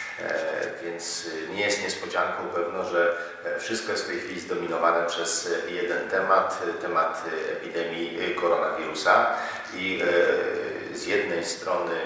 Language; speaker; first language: Polish; native; Polish